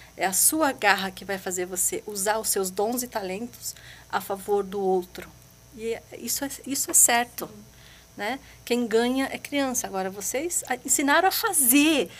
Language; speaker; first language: Portuguese; early bilingual, other home language; Arabic